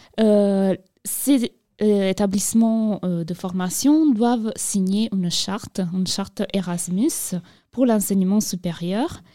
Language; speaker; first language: French; non-native, fluent; Italian